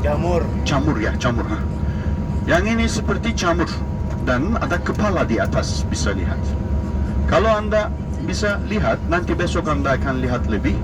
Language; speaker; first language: Indonesian; non-native, fluent; Turkish